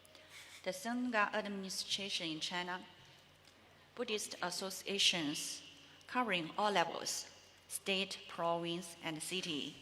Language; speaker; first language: English; non-native, learner; Chinese